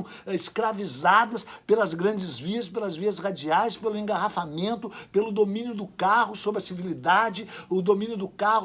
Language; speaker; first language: Portuguese; native; Portuguese